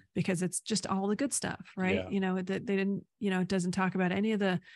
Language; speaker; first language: English; native; English